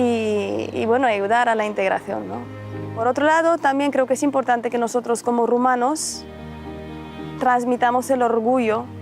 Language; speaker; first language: Spanish; non-native, fluent; Romanian